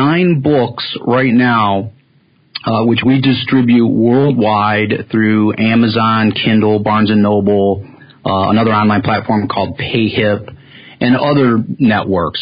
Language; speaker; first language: English; native; English